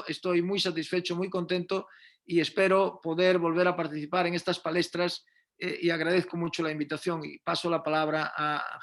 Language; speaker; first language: Spanish; native; Spanish